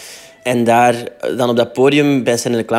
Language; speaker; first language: Dutch; native; Dutch